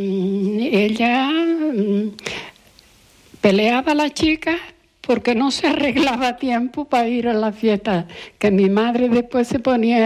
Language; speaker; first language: Spanish; native; Spanish